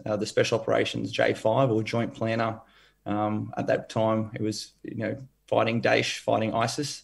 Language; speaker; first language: English; native; English